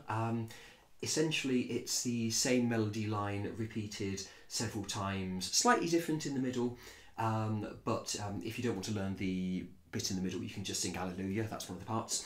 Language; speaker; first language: English; native; English